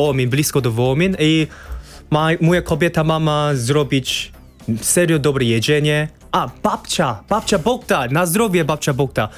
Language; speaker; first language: Polish; non-native, learner; Korean